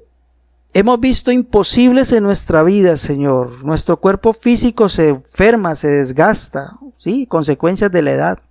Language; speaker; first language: Spanish; native; Spanish